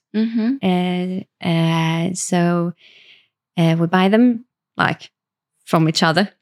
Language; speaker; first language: English; non-native, fluent; Swedish